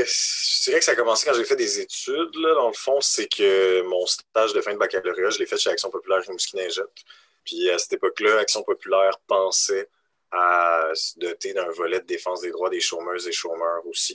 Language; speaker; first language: French; native; French